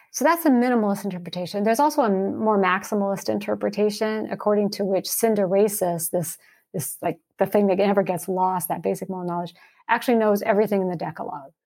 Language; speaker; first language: English; early bilingual, heritage; English